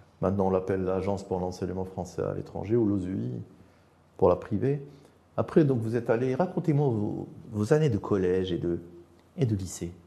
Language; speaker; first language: French; non-native, local second language; Arabic